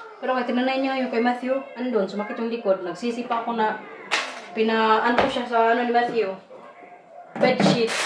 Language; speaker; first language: Filipino; non-native, local second language; Waray